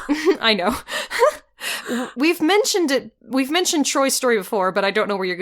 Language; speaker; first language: English; native; English